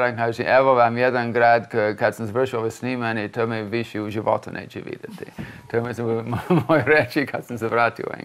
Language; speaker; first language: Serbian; non-native, fluent; English